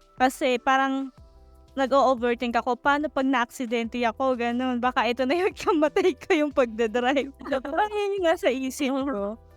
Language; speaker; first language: Filipino; native; Filipino